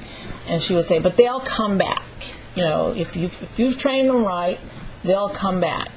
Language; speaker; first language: English; native; English